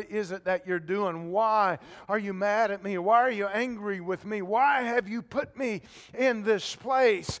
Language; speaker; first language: English; native; English